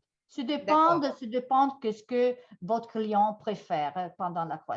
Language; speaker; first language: French; non-native, fluent; Italian